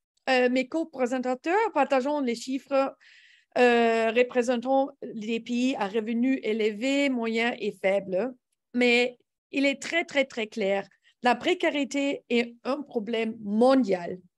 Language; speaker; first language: French; non-native, learner; English